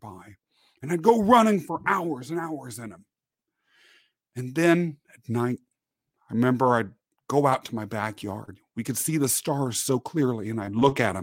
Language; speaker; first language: English; native; English